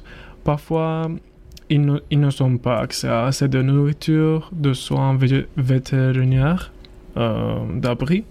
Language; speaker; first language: French; non-native, learner; Turkish